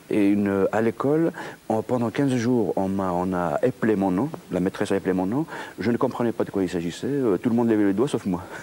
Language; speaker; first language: French; non-native, local second language; Kabyle